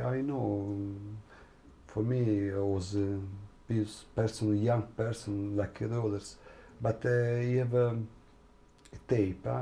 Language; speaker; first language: English; non-native, learner; Italian